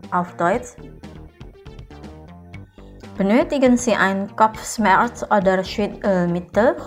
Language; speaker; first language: German; non-native, fluent; Indonesian